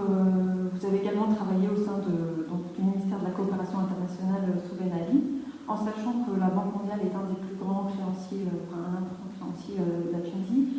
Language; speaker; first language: French; non-native, local second language; Arabic